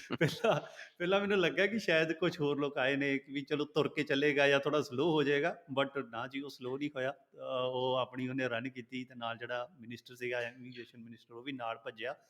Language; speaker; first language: Punjabi; native; Punjabi